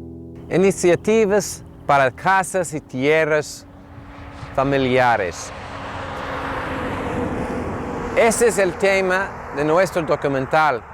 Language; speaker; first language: Spanish; non-native, fluent; English